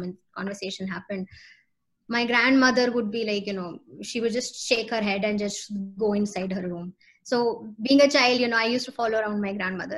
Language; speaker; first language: English; non-native, local second language; Hindi